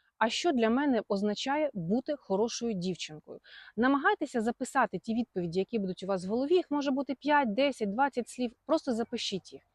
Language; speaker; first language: Ukrainian; non-native, local second language; Russian